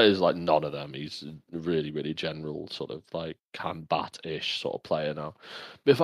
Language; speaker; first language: English; native; English